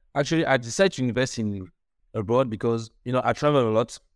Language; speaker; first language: English; non-native, local second language; French